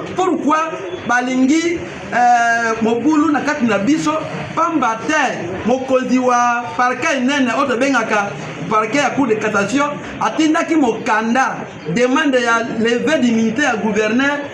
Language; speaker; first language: Lingala; native; Lingala